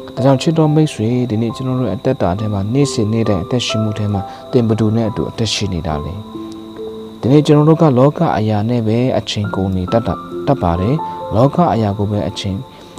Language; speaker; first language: Burmese; non-native, local second language; Kachin